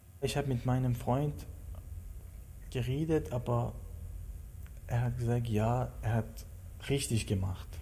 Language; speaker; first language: German; non-native, learner; Persian